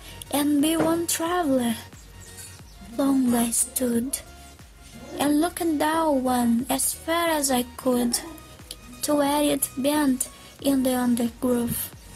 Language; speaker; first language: English; non-native, learner; Portuguese